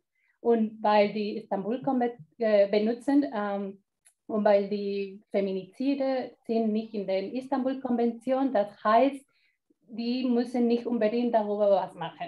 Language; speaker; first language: German; non-native, fluent; Spanish